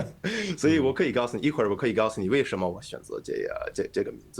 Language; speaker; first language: Chinese; non-native, learner; English